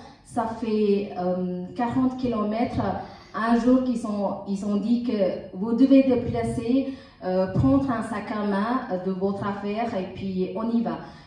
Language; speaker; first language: French; non-native, learner; Tamil